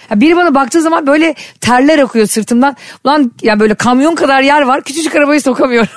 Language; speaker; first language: Turkish; native; Turkish